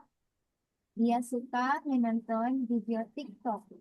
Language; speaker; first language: Indonesian; non-native, learner; Filipino